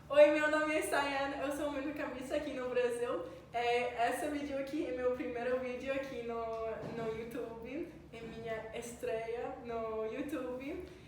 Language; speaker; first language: Portuguese; early bilingual, other home language; English